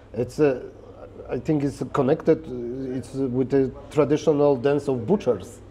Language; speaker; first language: English; non-native, fluent; Polish